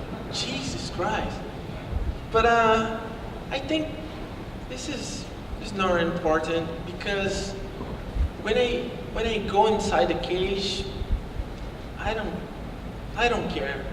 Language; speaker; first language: English; non-native, learner; Portuguese